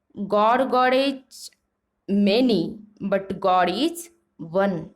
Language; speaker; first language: Hindi; non-native, local second language; Marathi